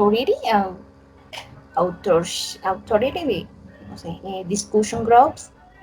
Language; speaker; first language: English; non-native, learner; Spanish